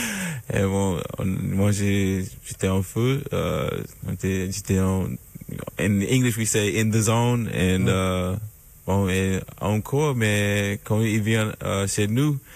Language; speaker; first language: French; non-native, learner; English